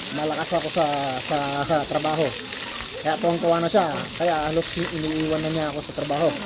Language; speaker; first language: Filipino; native; Filipino